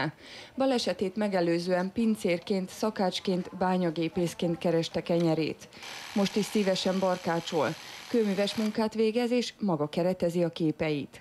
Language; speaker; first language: Hungarian; native; Hungarian